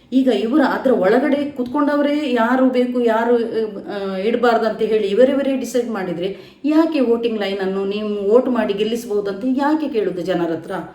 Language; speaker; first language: Kannada; non-native, local second language; Tulu